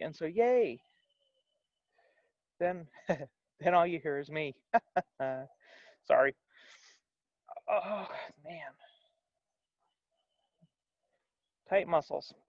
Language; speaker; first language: English; native; English